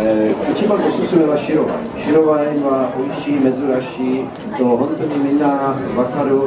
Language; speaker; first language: Japanese; non-native, learner; Czech